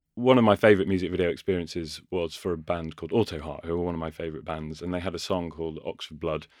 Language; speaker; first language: English; native; English